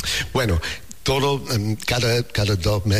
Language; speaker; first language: Spanish; non-native, learner; English